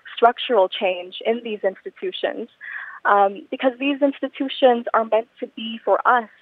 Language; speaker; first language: English; non-native, local second language; Filipino